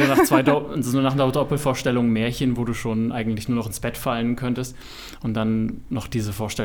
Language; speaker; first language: German; native; German